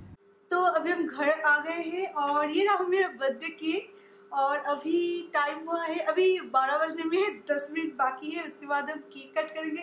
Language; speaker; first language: Hindi; non-native, local second language; Bangla